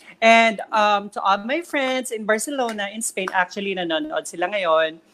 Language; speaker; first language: English; non-native, local second language; Filipino